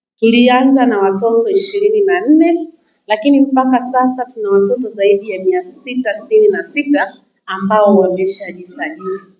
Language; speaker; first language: Swahili; native; Swahili